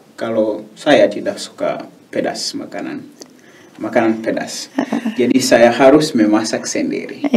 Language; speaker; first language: Indonesian; non-native, learner; Swahili